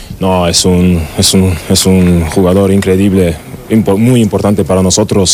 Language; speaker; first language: Spanish; non-native, learner; German